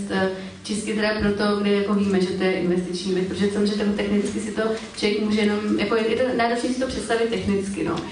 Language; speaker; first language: Czech; native; Czech